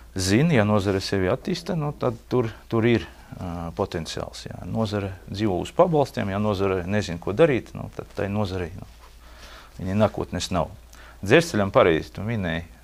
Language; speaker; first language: Latvian; non-native, local second language; Russian